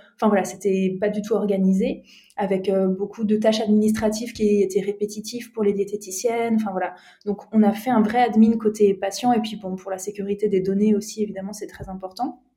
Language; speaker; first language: French; native; French